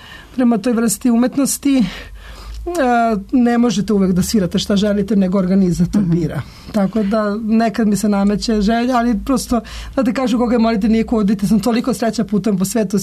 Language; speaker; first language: Serbian; native; Serbian